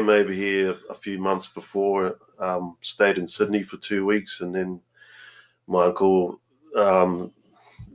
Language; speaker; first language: English; native; English